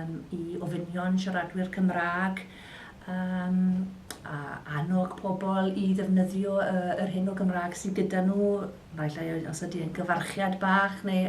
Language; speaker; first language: Welsh; native; Welsh